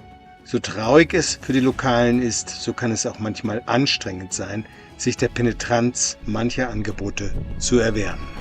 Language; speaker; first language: German; native; German